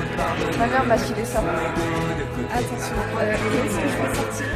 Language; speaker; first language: French; native; French